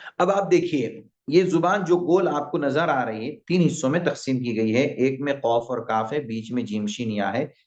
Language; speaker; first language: Urdu; native; Urdu